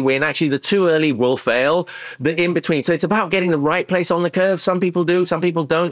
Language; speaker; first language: English; non-native, local second language; Akan